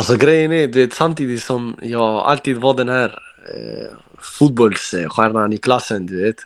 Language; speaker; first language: Swedish; early bilingual, other home language; Albanian